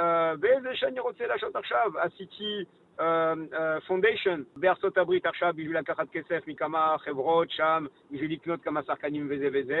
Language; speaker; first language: Hebrew; non-native, learner; French